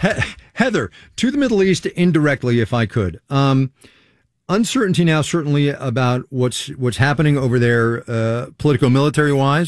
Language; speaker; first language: English; native; English